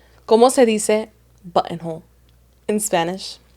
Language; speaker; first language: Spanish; early bilingual, heritage; Spanish